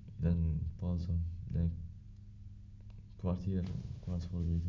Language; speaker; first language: Dutch; non-native, learner; Arabic